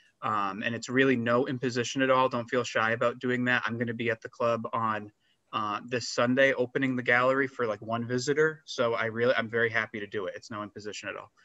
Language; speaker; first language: English; native; English